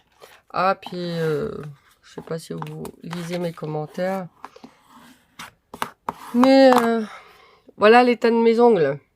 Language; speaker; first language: French; native; French